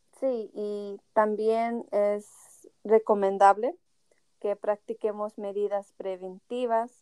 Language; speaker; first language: Spanish; early bilingual, heritage; Spanish